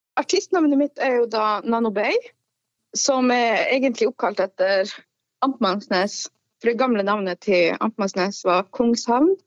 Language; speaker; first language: Norwegian; native; Norwegian